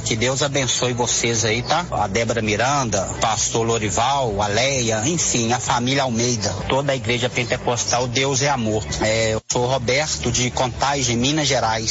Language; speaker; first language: Portuguese; native; Portuguese